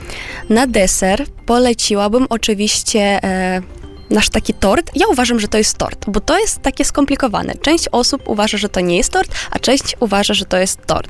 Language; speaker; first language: Polish; non-native, fluent; Romanian